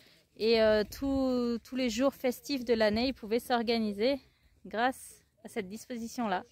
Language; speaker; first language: French; native; French